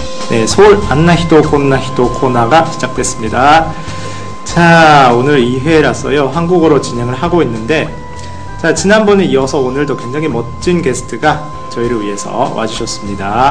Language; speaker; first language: Korean; non-native, fluent; Japanese